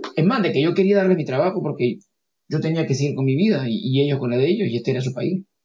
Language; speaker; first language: Spanish; native; Spanish